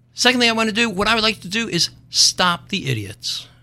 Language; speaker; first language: English; native; English